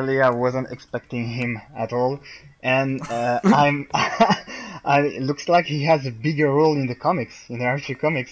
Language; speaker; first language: English; non-native, fluent; French